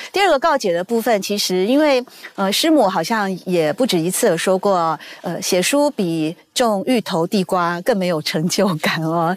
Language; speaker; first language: Chinese; native; Chinese